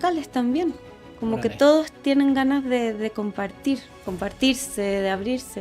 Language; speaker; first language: Spanish; native; Spanish